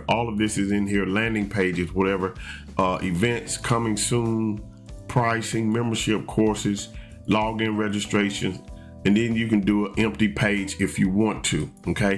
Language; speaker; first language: English; native; English